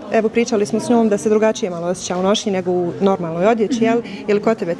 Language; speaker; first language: Bosnian; native; Bosnian